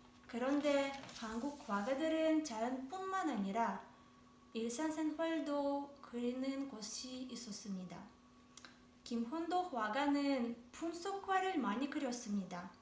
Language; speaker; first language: Korean; non-native, learner; Russian